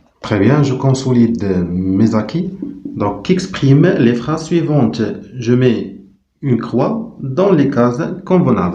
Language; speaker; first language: French; non-native, local second language; Arabic